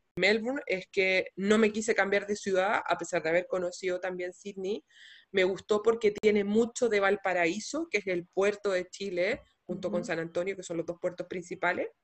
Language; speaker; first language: Spanish; native; Spanish